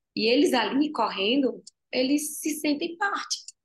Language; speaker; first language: Portuguese; native; Portuguese